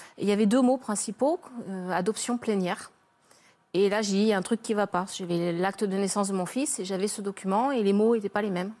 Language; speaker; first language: French; native; French